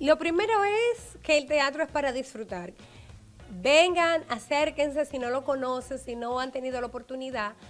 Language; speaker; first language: Spanish; native; Spanish